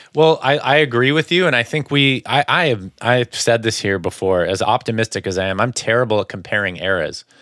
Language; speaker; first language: English; native; English